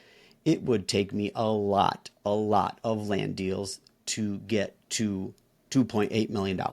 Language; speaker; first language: English; native; English